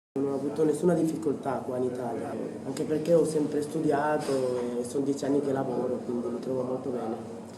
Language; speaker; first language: Italian; early bilingual, other home language; Spanish